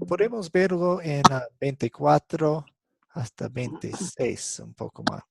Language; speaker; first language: Spanish; non-native, fluent; English